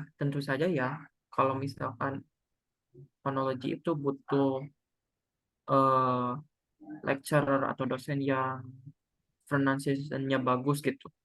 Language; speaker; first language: Indonesian; non-native, local second language; Sundanese